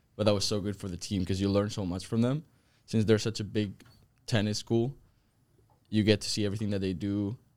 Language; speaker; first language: English; non-native, fluent; Spanish